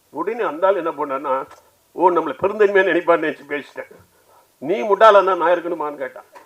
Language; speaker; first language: Tamil; native; Tamil